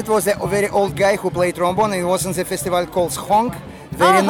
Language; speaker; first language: English; non-native, learner; Russian